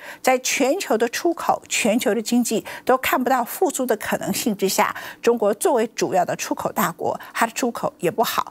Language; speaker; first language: Chinese; native; Chinese